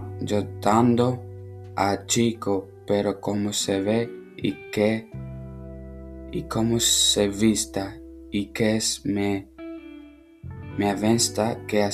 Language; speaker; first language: Spanish; non-native, learner; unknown